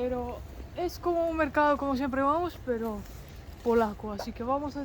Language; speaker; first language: Spanish; non-native, fluent; Polish